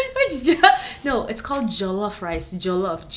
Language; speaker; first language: English; non-native, local second language; Yoruba